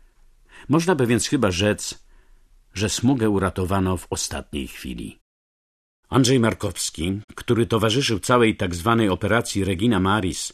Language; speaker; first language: Polish; native; Polish